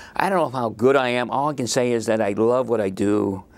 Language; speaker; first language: English; native; English